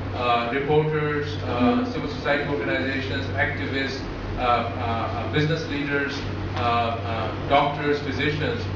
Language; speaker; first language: English; non-native, local second language; Bangla